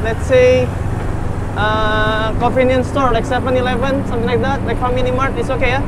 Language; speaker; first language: English; non-native, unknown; Indonesian